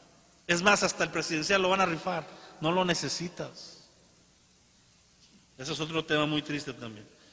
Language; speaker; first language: Spanish; native; Spanish